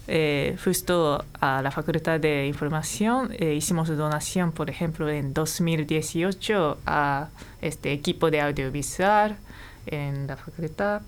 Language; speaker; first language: Spanish; non-native, fluent; Japanese